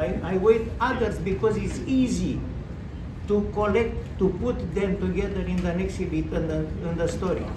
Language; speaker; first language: English; non-native, learner; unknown